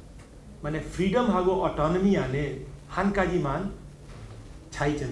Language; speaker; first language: Korean; non-native, learner; Hindi